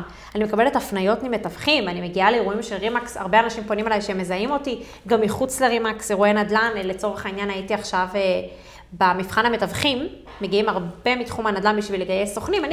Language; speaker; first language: Hebrew; native; Hebrew